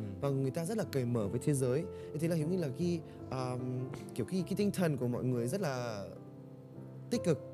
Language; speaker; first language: Vietnamese; early bilingual, heritage; Vietnamese